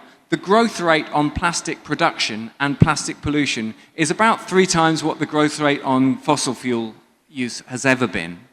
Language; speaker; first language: English; native; English